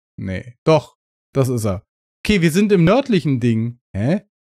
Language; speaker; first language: German; native; German